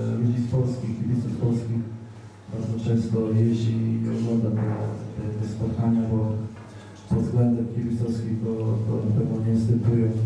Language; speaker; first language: Polish; non-native, fluent; Serbian